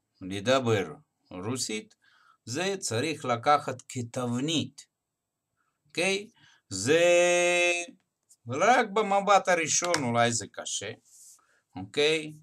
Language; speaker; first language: Hebrew; non-native, fluent; Russian